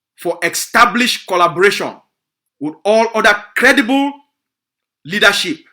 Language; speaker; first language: Nigerian Pidgin; native; Nigerian Pidgin